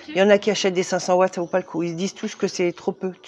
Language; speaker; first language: French; native; French